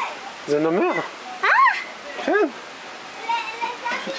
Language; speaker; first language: Hebrew; native; Hebrew